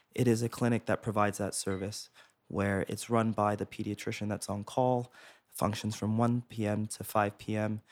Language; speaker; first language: English; native; English